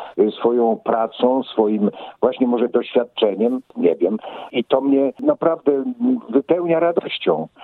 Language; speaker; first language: Polish; native; Polish